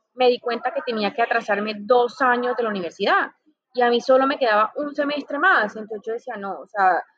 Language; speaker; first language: Spanish; native; Spanish